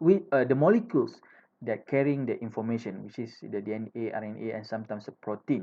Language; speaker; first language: English; non-native, fluent; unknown